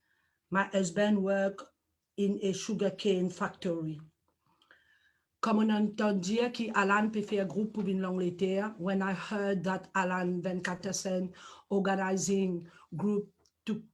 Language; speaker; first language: English; non-native, learner; Morisyen